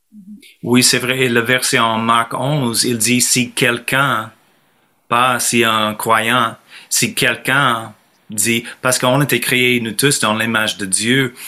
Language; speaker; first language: French; non-native, fluent; English